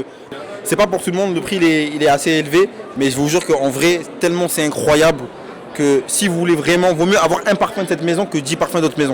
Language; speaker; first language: French; native; French